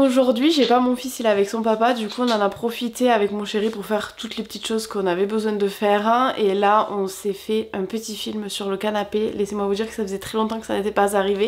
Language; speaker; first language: French; native; French